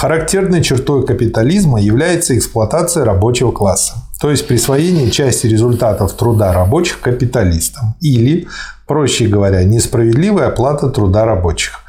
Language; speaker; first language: Russian; native; Russian